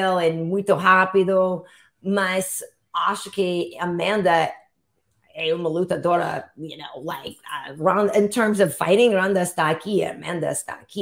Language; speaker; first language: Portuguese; non-native, learner; English